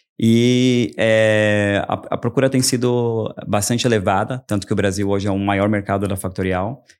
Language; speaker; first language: Portuguese; native; Portuguese